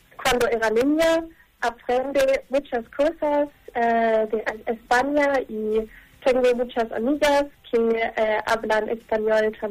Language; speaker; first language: Spanish; non-native, learner; German